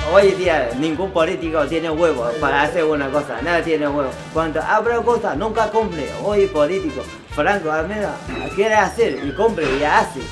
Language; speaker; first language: Spanish; non-native, learner; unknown